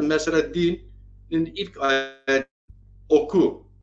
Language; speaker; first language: Turkish; native; Turkish